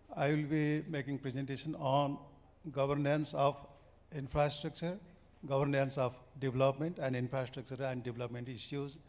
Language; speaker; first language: English; non-native, local second language; Nepali